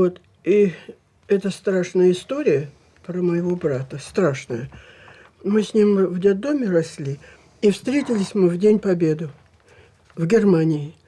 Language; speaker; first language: Russian; native; Russian